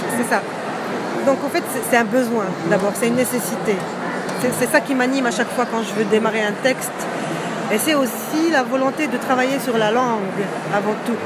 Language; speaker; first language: French; non-native, local second language; Arabic